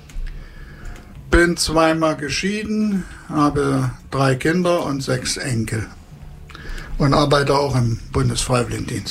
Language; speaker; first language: German; native; German